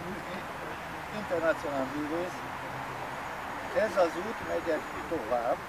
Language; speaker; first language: Hungarian; early bilingual, heritage; Hungarian